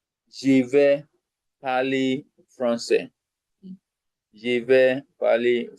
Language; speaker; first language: French; non-native, fluent; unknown